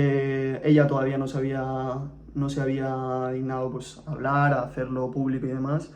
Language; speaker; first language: Spanish; native; Spanish